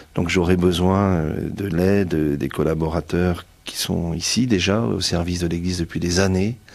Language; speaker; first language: French; native; French